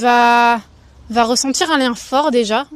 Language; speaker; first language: French; native; French